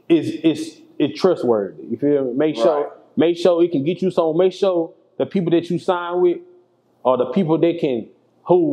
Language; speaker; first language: English; native; English